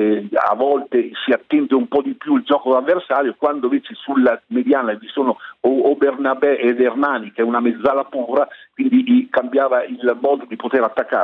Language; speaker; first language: Italian; native; Italian